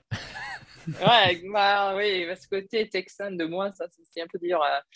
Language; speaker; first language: French; non-native, fluent; English